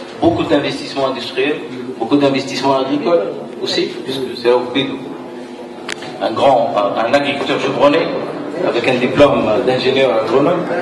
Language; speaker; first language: French; non-native, local second language; Arabic